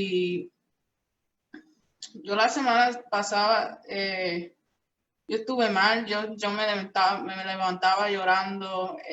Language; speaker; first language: Spanish; early bilingual, heritage; Spanish